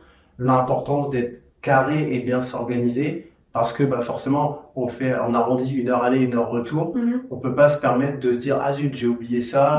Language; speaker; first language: French; native; French